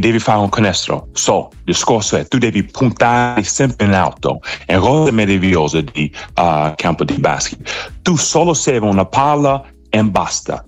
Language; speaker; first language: Italian; non-native, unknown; English